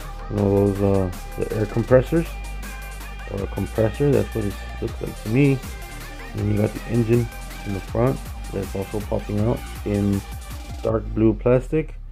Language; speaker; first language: English; early bilingual, other home language; Spanish